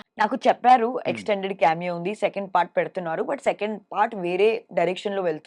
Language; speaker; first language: Telugu; non-native, learner; Hindi